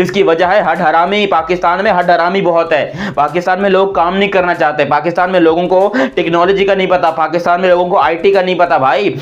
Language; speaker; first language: Urdu; non-native, local second language; Punjabi